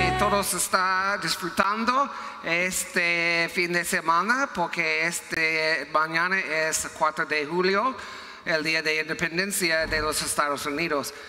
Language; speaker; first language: Spanish; non-native, learner; English